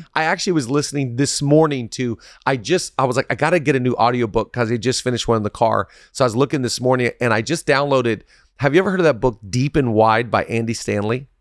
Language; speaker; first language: English; native; English